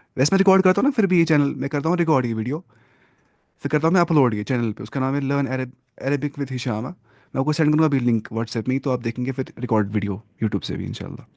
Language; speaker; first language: Urdu; non-native, local second language; Kashmiri